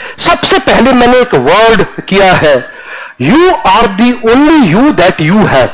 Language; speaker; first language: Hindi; non-native, local second language; Punjabi